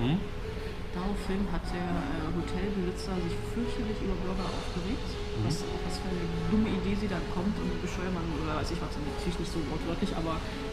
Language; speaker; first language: German; non-native, learner; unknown